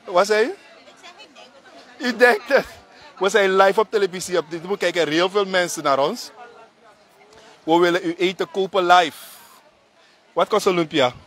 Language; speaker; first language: Dutch; native; Dutch